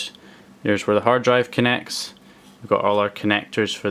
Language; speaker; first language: English; native; English